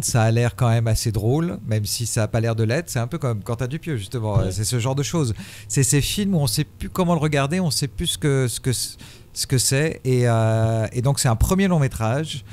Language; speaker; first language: French; native; French